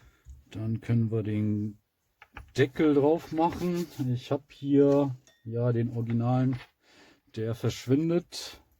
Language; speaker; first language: German; native; German